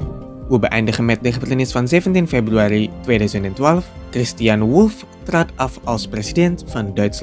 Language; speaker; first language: Dutch; non-native, fluent; Indonesian